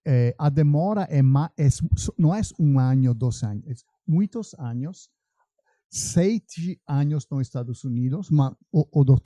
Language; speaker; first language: Portuguese; non-native, fluent; Italian